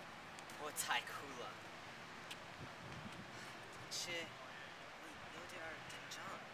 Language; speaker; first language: Chinese; non-native, learner; English